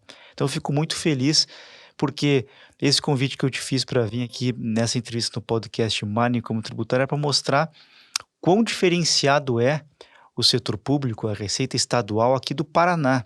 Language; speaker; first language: Portuguese; native; Portuguese